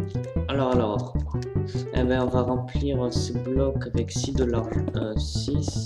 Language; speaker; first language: French; native; French